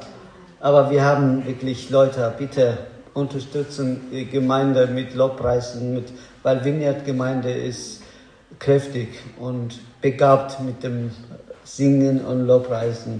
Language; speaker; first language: German; non-native, learner; Azerbaijani